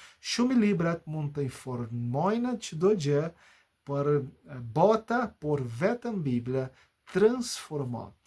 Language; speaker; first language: Albanian; non-native, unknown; Portuguese